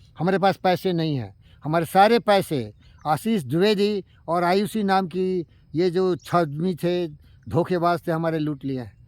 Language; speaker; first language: Hindi; native; Hindi